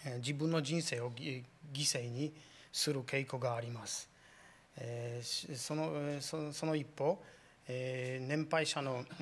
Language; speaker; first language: Japanese; non-native, fluent; Polish